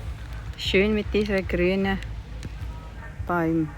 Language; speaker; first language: German; non-native, fluent; Cebuano